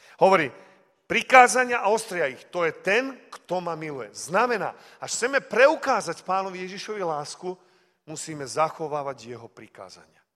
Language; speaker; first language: Slovak; early bilingual, heritage; Slovak